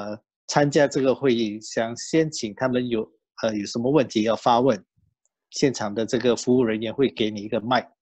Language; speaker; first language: Chinese; native; Chinese